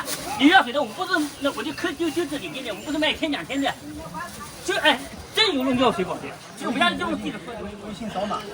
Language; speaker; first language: Chinese; native; Chinese